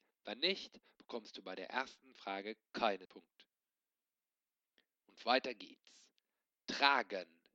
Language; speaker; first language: German; non-native, local second language; Luxembourgish